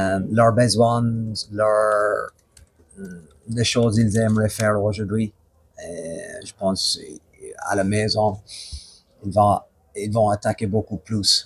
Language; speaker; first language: French; non-native, fluent; English